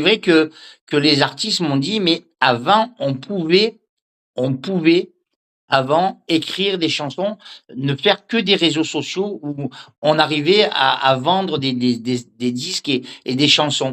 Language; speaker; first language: French; native; French